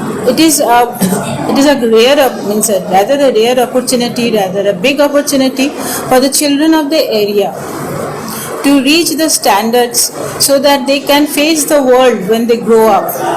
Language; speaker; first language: English; non-native, local second language; Bangla